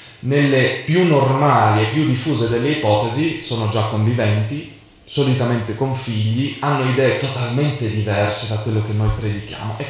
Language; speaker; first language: Italian; non-native, fluent; Arabic